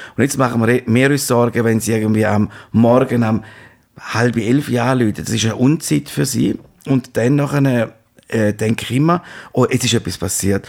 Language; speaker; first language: German; native; German